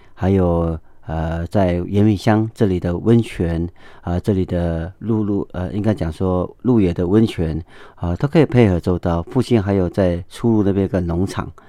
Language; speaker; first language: Chinese; non-native, local second language; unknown